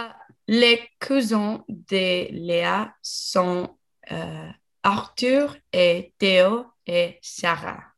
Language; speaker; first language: French; non-native, learner; English